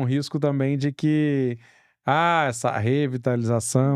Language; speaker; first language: Portuguese; native; Portuguese